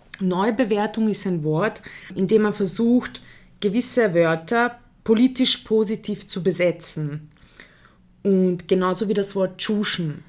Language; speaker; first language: German; early bilingual, other home language; Croatian